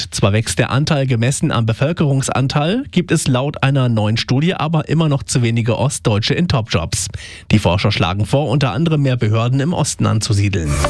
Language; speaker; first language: German; native; German